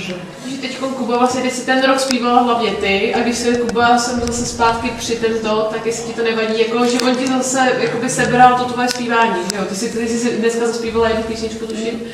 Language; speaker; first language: Czech; native; Czech